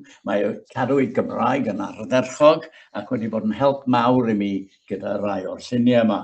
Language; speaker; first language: Welsh; native; Welsh